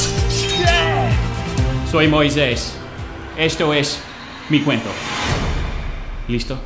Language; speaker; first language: Spanish; non-native, learner; English